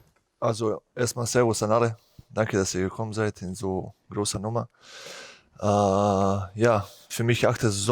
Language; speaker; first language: German; non-native, fluent; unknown